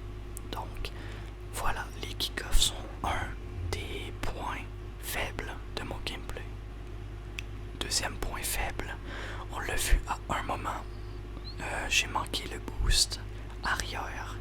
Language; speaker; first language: French; native; French